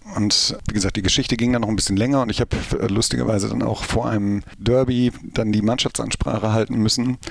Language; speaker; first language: German; native; German